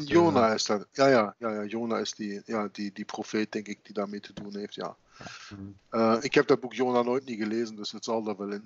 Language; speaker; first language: Dutch; native; Dutch